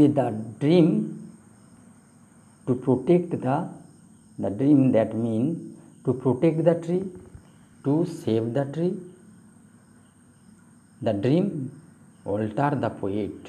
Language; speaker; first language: English; non-native, local second language; Bangla